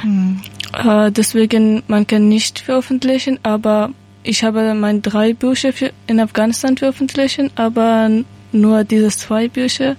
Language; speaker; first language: German; non-native, learner; Persian